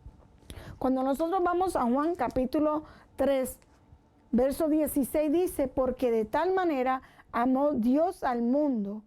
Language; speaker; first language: Spanish; native; Spanish